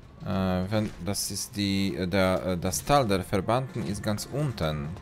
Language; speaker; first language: German; non-native, learner; Polish